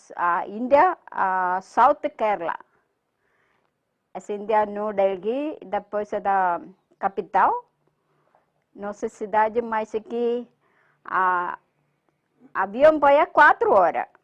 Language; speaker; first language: Portuguese; non-native, learner; Malayalam